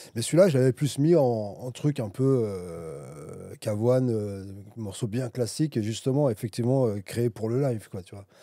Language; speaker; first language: French; native; French